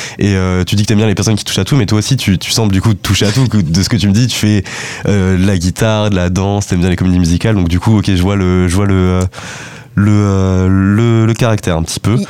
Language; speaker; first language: French; native; French